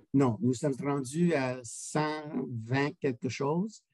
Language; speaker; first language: French; non-native, local second language; English